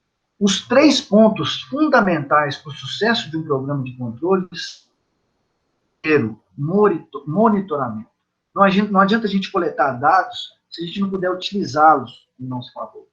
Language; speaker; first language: Portuguese; native; Portuguese